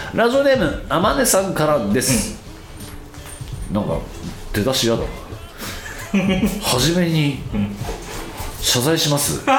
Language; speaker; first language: Japanese; native; Japanese